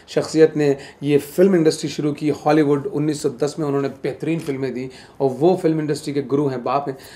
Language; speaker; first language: Hindi; native; Hindi